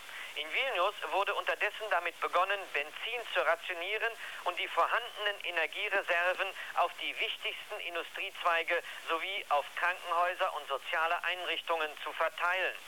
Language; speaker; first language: German; native; German